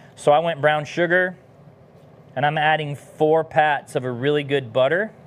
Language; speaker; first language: English; native; English